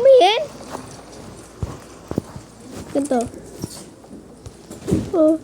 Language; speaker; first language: Thai; native; Thai